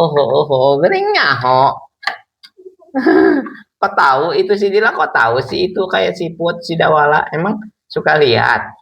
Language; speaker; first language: Indonesian; non-native, local second language; Sundanese